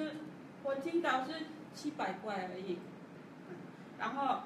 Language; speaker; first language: Chinese; non-native, learner; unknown